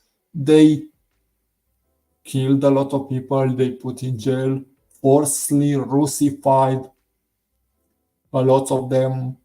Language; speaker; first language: English; non-native, learner; Romanian